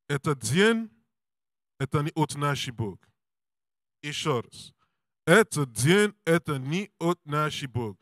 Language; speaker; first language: Russian; non-native, learner; English